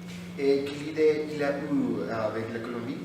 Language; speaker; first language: French; non-native, learner; Spanish